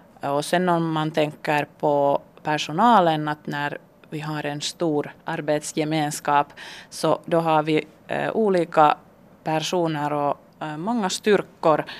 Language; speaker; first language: Swedish; non-native, local second language; Finnish